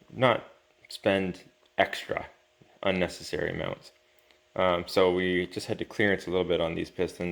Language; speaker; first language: English; native; English